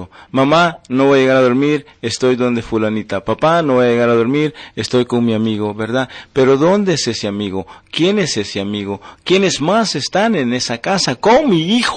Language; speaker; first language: Spanish; native; Spanish